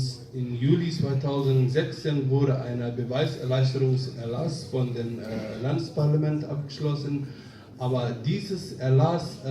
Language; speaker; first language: German; non-native, fluent; Somali